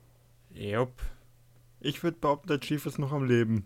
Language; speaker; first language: German; native; German